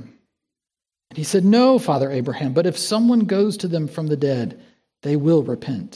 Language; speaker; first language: English; native; English